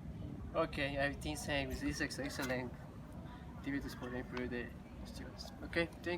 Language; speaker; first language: English; non-native, learner; Spanish